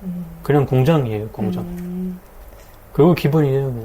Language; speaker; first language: Korean; non-native, fluent; French